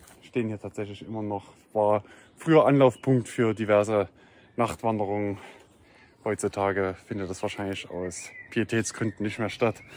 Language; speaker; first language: German; native; German